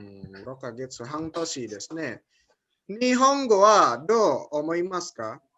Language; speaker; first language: Japanese; non-native, fluent; Indonesian